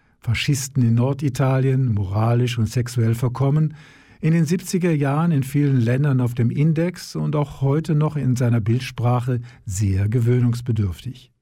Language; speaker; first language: German; native; German